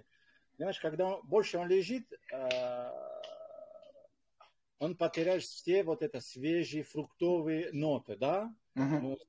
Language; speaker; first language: Russian; non-native, fluent; French